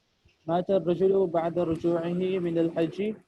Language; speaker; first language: Arabic; non-native, learner; Urdu